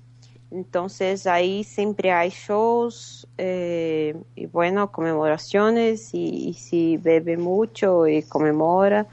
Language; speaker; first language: Spanish; non-native, fluent; Portuguese